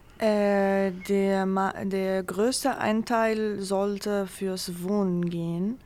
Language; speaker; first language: German; non-native, fluent; Arabic